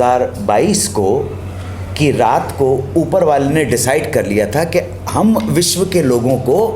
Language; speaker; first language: Hindi; native; Hindi